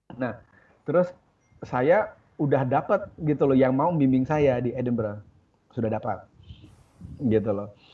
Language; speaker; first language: Indonesian; native; Indonesian